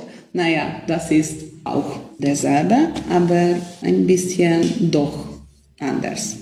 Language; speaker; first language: German; non-native, local second language; Hungarian